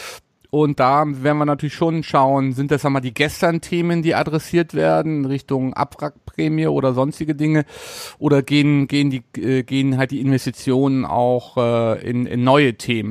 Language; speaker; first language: German; native; German